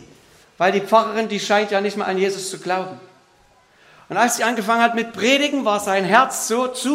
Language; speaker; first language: German; native; German